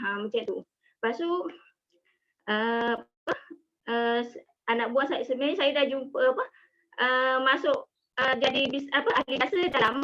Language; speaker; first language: Malay; native; Malay